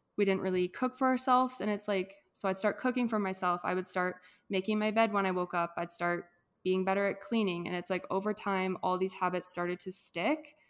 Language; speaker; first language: English; native; English